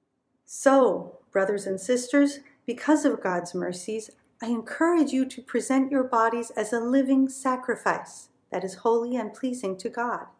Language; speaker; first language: English; native; English